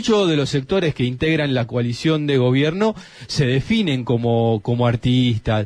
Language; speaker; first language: Spanish; native; Spanish